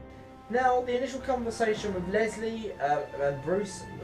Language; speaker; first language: English; native; English